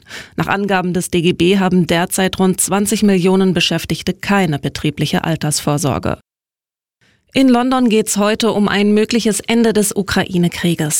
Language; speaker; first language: German; native; German